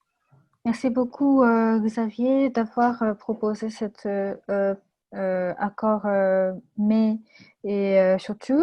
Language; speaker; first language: French; non-native, fluent; Japanese